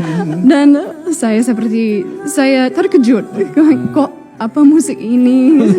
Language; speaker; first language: Indonesian; non-native, fluent; English